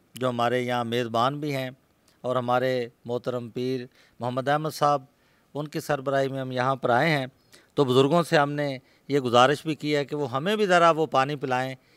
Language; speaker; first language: Urdu; non-native, local second language; Punjabi